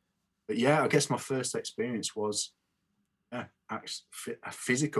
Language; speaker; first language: English; native; English